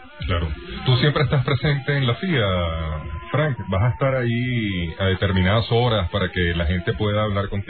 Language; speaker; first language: Spanish; native; Spanish